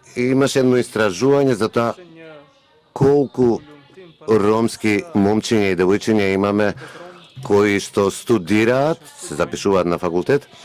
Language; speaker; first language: Macedonian; non-native, local second language; Romany